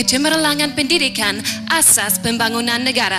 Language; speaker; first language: Malay; non-native, fluent; English